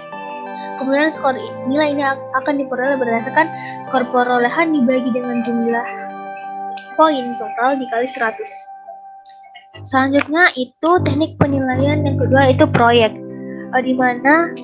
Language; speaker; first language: Indonesian; native; Indonesian